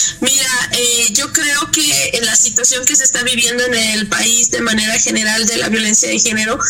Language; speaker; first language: Spanish; native; Spanish